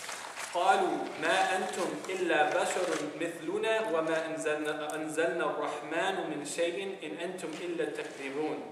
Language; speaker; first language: Arabic; non-native, fluent; English